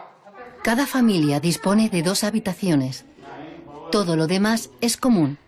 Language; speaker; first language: Spanish; native; Spanish